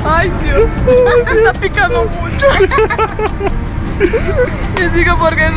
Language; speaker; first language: Spanish; non-native, fluent; Portuguese